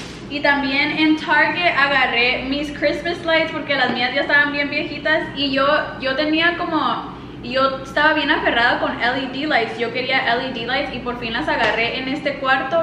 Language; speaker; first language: Spanish; early bilingual, heritage; Spanish